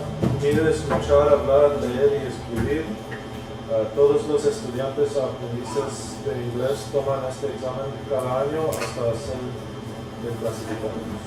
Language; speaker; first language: Spanish; early bilingual, heritage; Spanish